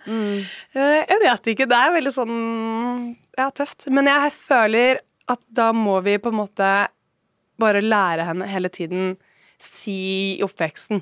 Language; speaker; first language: Norwegian; native; Norwegian